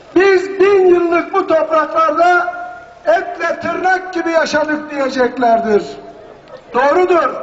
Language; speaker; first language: Turkish; native; Turkish